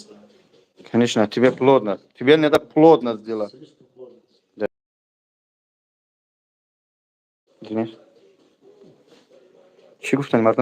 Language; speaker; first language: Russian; non-native, learner; Tajik